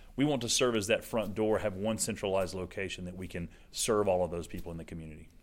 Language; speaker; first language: English; native; English